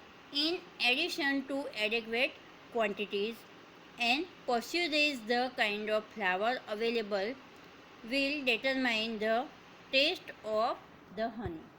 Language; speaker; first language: English; non-native, local second language; Hindi